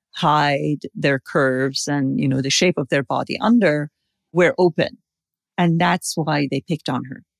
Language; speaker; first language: English; non-native, fluent; Persian